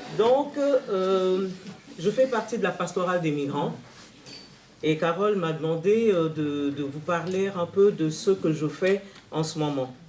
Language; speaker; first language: French; non-native, local second language; Luba-Lulua